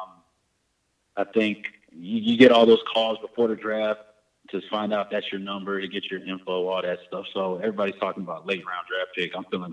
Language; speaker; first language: English; native; English